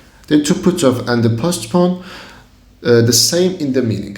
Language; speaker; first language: English; non-native, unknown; Azerbaijani